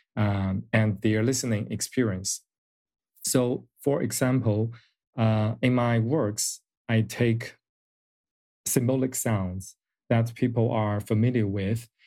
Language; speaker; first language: English; non-native, fluent; Chinese